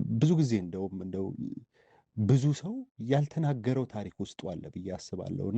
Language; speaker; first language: Amharic; native; Amharic